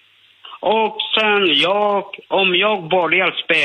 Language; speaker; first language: Swedish; non-native, learner; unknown